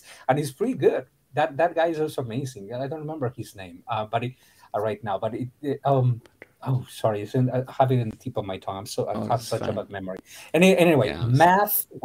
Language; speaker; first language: English; non-native, fluent; Spanish